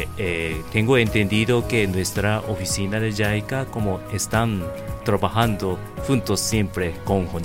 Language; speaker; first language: Spanish; non-native, learner; Japanese